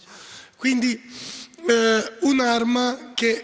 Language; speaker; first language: Italian; native; Italian